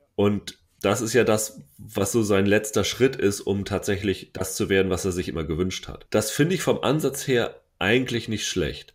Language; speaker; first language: German; native; German